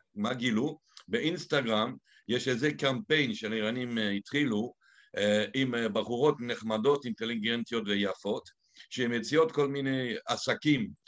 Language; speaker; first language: Hebrew; native; Hebrew